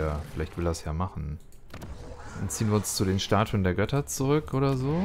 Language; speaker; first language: German; native; German